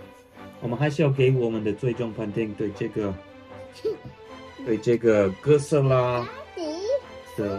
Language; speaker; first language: Chinese; non-native, fluent; English